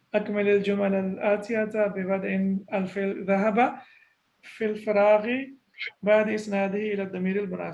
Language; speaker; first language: Arabic; non-native, fluent; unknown